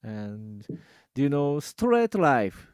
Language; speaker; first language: English; non-native, learner; Japanese